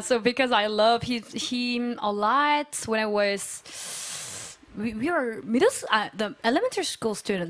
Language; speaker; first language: English; non-native, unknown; Korean